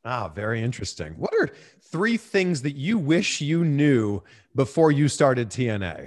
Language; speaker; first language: English; native; English